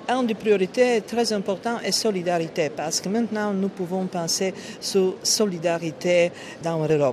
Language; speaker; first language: French; non-native, fluent; Polish